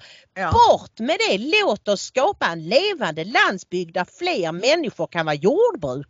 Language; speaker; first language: Swedish; native; Swedish